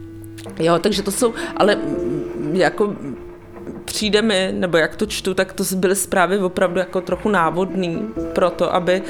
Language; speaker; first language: Czech; native; Czech